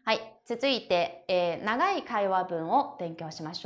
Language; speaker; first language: Japanese; non-native, fluent; Chinese